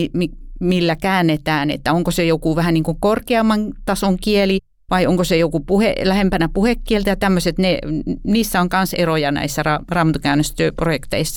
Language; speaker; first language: Finnish; native; Finnish